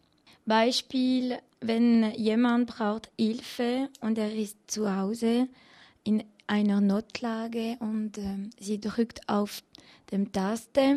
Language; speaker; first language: German; non-native, learner; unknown